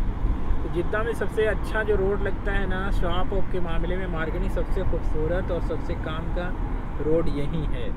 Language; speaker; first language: Hindi; native; Hindi